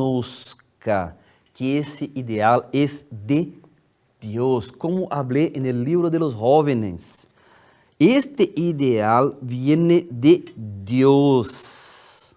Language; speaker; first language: Spanish; non-native, fluent; Portuguese